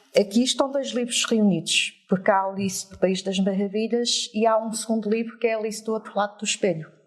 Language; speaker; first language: Portuguese; early bilingual, other home language; French